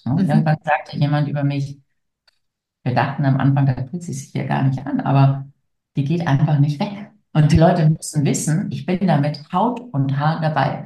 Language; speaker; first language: German; native; German